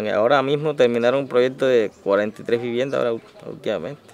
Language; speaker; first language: Spanish; native; Spanish